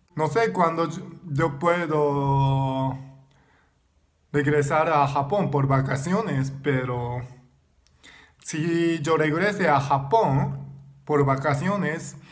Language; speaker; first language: Spanish; non-native, learner; Japanese